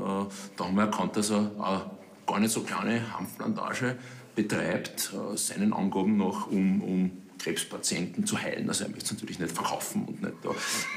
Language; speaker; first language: German; native; German